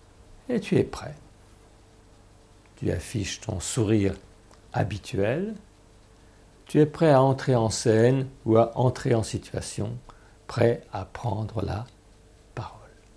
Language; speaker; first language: French; native; French